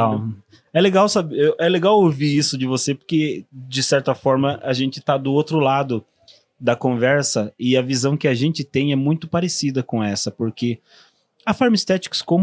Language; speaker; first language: Portuguese; native; Portuguese